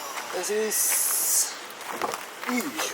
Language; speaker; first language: Japanese; native; Japanese